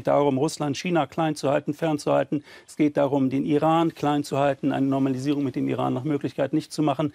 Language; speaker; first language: German; native; German